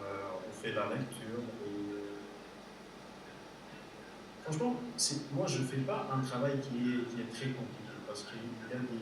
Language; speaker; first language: French; non-native, fluent; Arabic